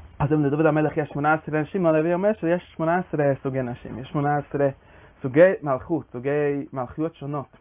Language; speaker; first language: Hebrew; non-native, fluent; English